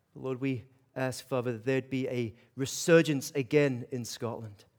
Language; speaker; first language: English; native; English